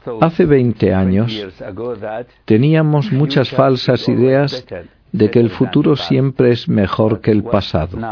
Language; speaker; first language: Spanish; non-native, fluent; Arabic